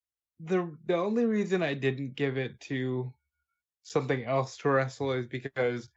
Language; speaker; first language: English; native; English